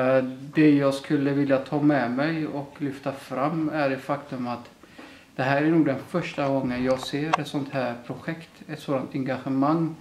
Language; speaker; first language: Swedish; early bilingual, other home language; Somali